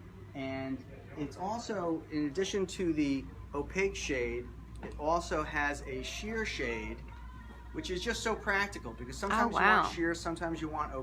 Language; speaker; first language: English; native; English